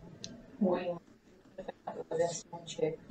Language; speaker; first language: French; non-native, learner; Czech